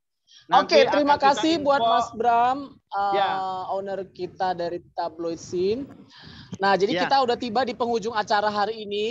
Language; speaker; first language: Indonesian; native; Indonesian